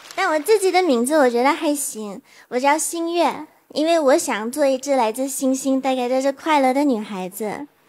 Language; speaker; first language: Chinese; non-native, fluent; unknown